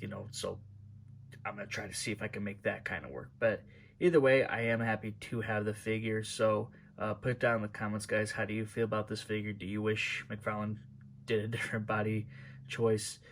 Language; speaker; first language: English; native; English